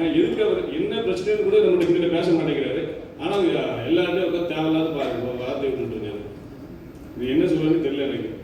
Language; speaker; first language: Tamil; native; Tamil